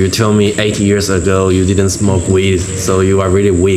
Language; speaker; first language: English; non-native, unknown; Chinese